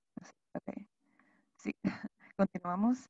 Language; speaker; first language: Spanish; non-native, fluent; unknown